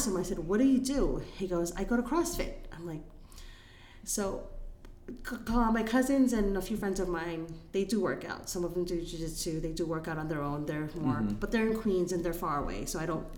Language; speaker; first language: English; non-native, local second language; Filipino